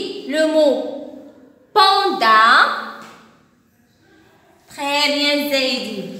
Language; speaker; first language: French; non-native, local second language; Arabic